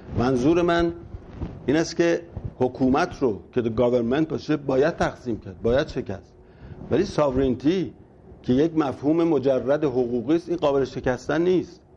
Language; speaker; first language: Persian; native; Persian